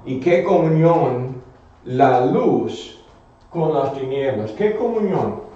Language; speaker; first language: Spanish; non-native, fluent; English